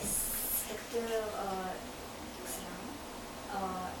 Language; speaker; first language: French; non-native, learner; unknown